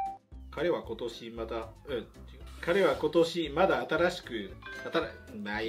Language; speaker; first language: Japanese; non-native, fluent; French